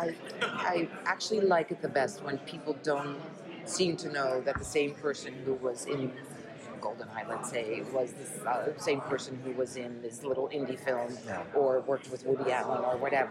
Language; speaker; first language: English; non-native, fluent; Dutch